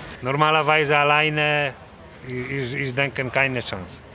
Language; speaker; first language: German; non-native, learner; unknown